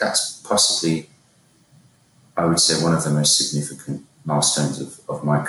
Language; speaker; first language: English; native; English